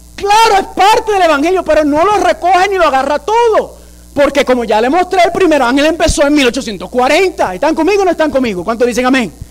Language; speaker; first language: Spanish; early bilingual, heritage; Spanish